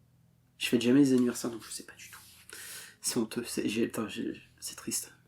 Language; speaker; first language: French; native; French